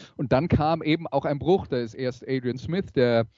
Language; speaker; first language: German; native; German